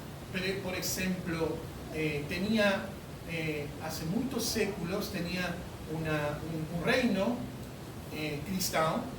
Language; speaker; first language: Spanish; non-native, learner; Portuguese